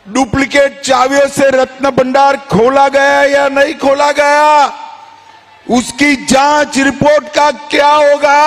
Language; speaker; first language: Hindi; non-native, local second language; Gujarati